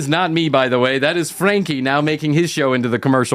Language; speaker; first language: English; native; English